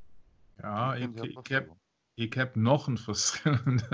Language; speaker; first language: Dutch; non-native, fluent; German